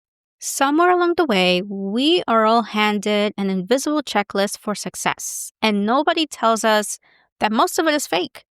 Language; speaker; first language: English; native; English